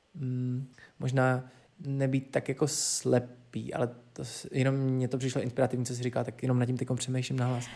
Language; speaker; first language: Czech; native; Czech